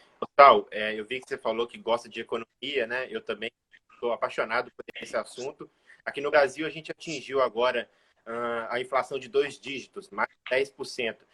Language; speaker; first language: Portuguese; native; Portuguese